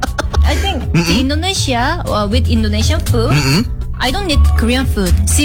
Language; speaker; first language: English; non-native, learner; Korean